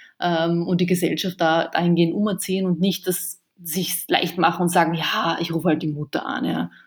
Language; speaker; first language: German; early bilingual, other home language; Bosnian